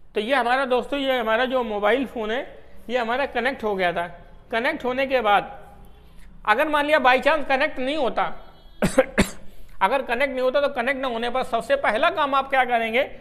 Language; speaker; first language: Hindi; native; Hindi